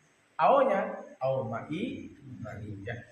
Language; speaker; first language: Arabic; non-native, fluent; Sasak